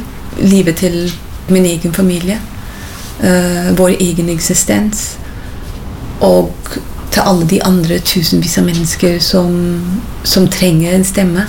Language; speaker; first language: Norwegian; non-native, fluent; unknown